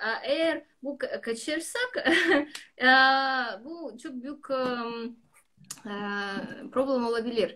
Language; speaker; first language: Turkish; non-native, learner; Russian